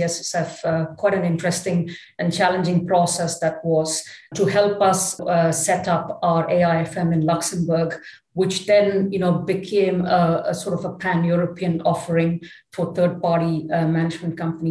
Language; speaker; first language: English; non-native, local second language; Tamil